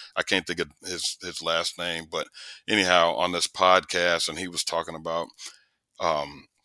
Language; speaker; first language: English; native; English